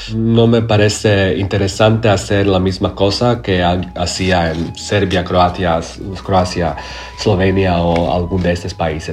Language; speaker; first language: Spanish; non-native, learner; Croatian